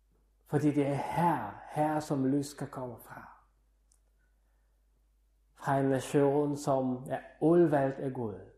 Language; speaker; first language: Danish; non-native, fluent; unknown